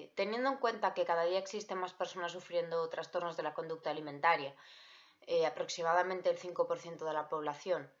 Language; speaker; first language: Spanish; native; Spanish